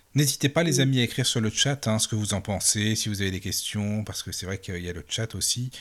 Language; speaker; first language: French; native; French